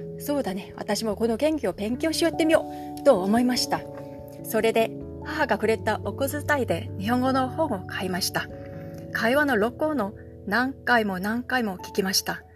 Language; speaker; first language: Japanese; non-native, learner; Korean